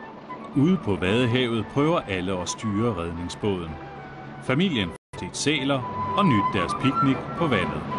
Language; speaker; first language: Danish; native; Danish